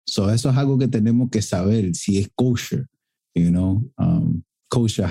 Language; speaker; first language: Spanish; early bilingual, heritage; Spanish